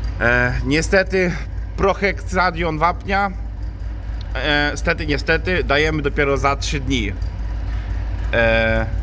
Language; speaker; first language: Polish; native; Polish